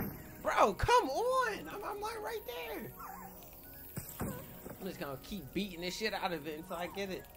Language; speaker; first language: English; native; English